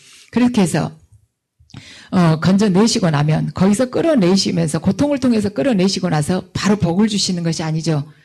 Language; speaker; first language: Korean; native; Korean